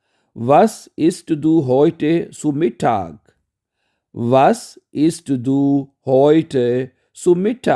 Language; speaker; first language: German; non-native, fluent; Urdu